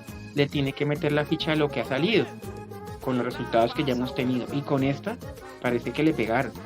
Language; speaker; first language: Spanish; native; Spanish